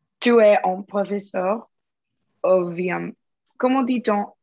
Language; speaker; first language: French; non-native, learner; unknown